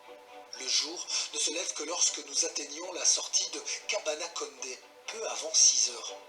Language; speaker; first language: French; native; French